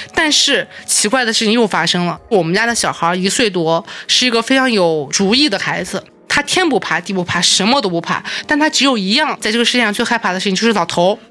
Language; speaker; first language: Chinese; native; Chinese